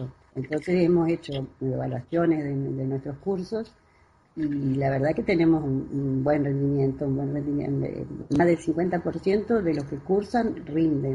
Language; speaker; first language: Spanish; native; Spanish